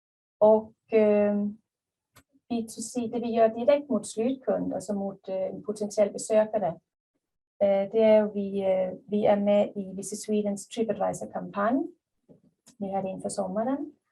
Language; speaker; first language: Swedish; native; Swedish